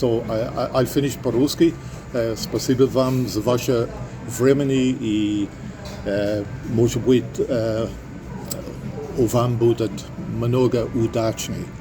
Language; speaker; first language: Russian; non-native, learner; English